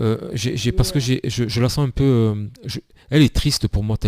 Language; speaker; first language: French; native; French